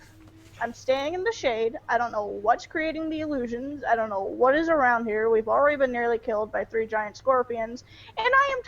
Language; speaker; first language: English; native; English